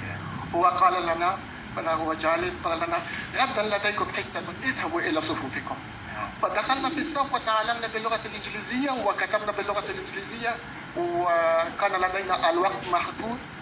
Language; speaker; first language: Arabic; non-native, fluent; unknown